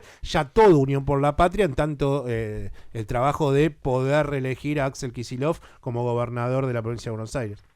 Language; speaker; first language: Spanish; native; Spanish